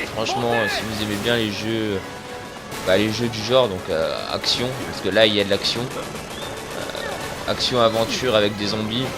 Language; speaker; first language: French; native; French